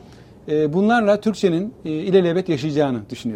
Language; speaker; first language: Turkish; native; Turkish